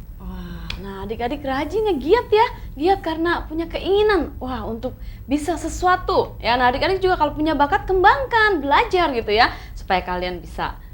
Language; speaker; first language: Indonesian; native; Indonesian